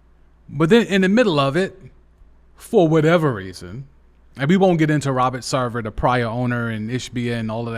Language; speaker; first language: English; native; English